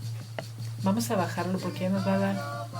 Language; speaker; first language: Spanish; native; Spanish